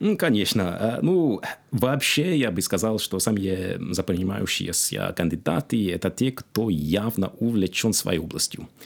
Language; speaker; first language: Russian; non-native, fluent; English